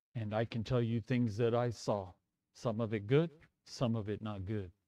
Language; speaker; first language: English; native; English